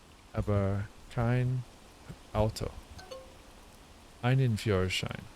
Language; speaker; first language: German; non-native, learner; English